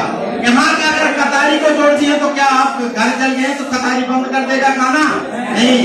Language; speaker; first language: Hindi; non-native, fluent; Bangla